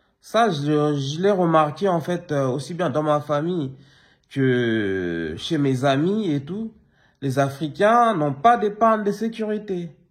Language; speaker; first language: French; early bilingual, other home language; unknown